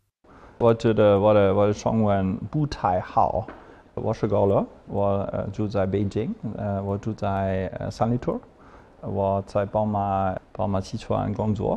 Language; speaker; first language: Chinese; non-native, learner; German